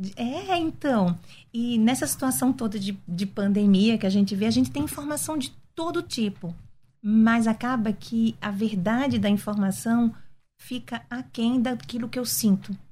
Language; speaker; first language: Portuguese; native; Portuguese